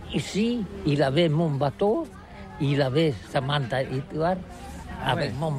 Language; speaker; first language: French; non-native, learner; Catalan